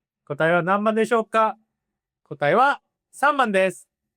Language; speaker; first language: Japanese; non-native, fluent; Korean